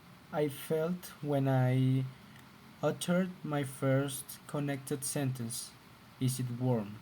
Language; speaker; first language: English; non-native, learner; Spanish